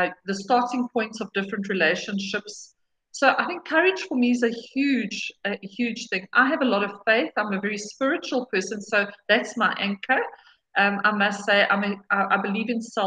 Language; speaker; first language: English; native; English